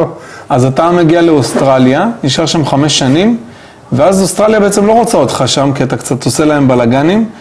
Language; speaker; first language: Hebrew; native; Hebrew